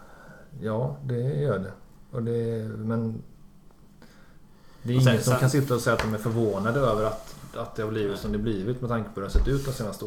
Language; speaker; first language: Swedish; native; Swedish